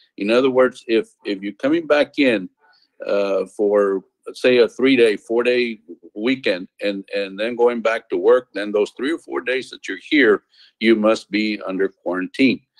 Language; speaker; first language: English; early bilingual, other home language; Spanish